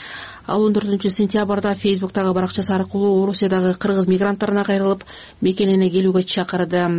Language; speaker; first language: Kyrgyz; native; Kyrgyz